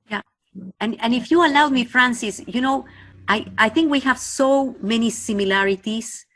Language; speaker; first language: English; non-native, fluent; Spanish